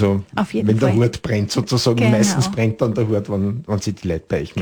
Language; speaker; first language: German; native; German